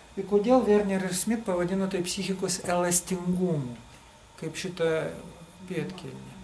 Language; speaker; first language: Lithuanian; non-native, local second language; Russian